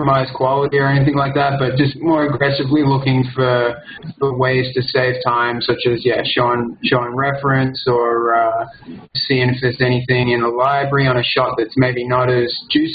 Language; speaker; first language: English; native; English